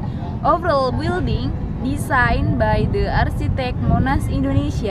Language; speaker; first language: English; non-native, learner; Indonesian